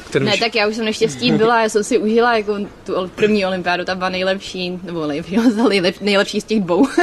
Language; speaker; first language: Czech; native; Czech